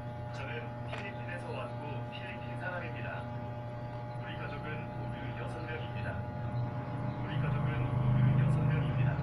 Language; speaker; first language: Korean; non-native, learner; Filipino